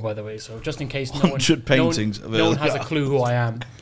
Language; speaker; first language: English; native; English